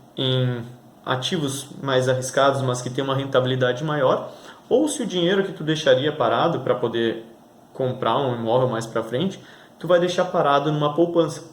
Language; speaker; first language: Portuguese; native; Portuguese